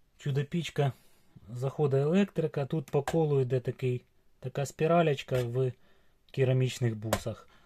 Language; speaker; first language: Ukrainian; non-native, local second language; Russian